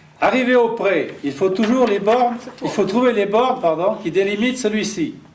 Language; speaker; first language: French; native; French